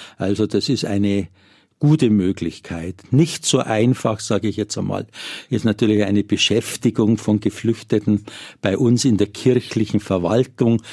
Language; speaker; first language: German; native; German